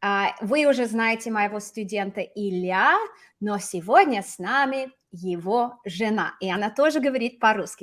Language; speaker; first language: Russian; non-native, fluent; English